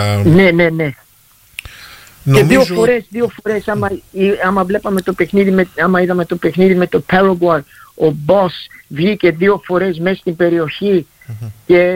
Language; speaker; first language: Greek; early bilingual, heritage; Greek